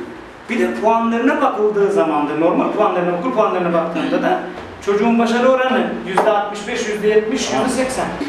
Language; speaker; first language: Turkish; native; Turkish